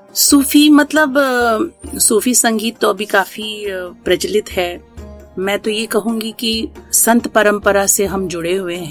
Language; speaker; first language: Hindi; non-native, local second language; Kashmiri